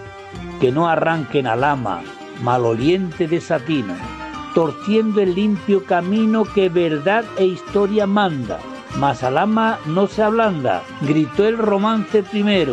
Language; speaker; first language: Spanish; native; Spanish